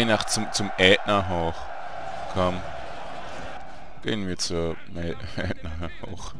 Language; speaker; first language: German; native; German